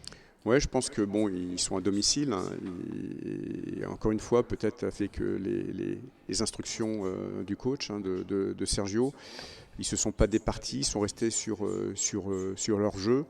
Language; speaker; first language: French; native; French